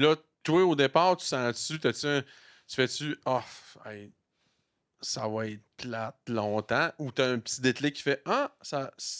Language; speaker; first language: French; native; French